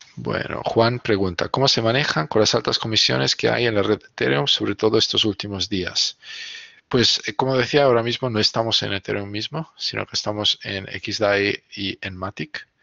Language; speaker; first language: Spanish; non-native, fluent; Italian